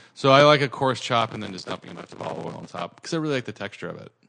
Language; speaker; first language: English; early bilingual, other home language; Italian